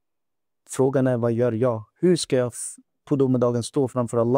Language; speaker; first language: Swedish; non-native, fluent; Urdu